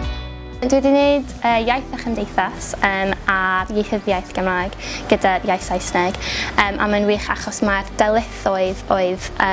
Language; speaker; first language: Welsh; non-native, local second language; English